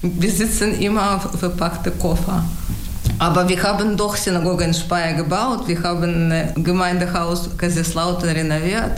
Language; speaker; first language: German; non-native, learner; Russian